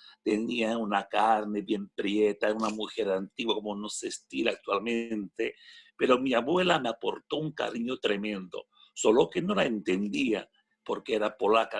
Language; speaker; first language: Spanish; non-native, fluent; French